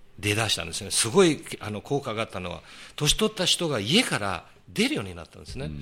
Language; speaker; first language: Japanese; early bilingual, heritage; Portuguese